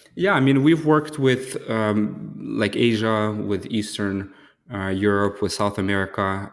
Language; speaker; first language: English; early bilingual, other home language; Ukrainian